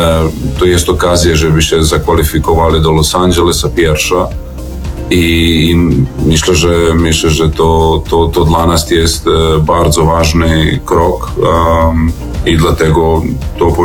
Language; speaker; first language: Polish; non-native, fluent; Serbian